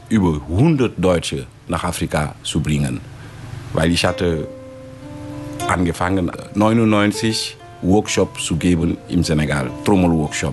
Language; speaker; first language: German; non-native, fluent; Wolof